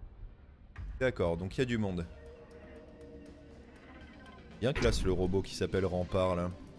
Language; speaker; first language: French; native; French